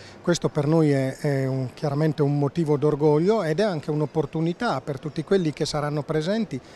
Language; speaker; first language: Italian; native; Italian